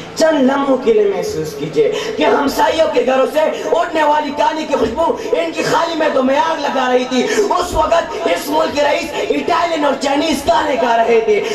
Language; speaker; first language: Urdu; non-native, local second language; Pashto